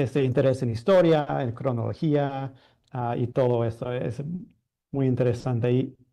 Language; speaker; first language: Spanish; non-native, fluent; English